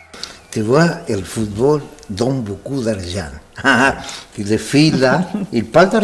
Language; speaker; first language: French; non-native, fluent; Spanish